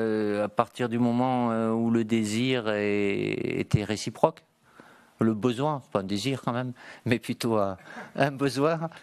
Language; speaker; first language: French; native; French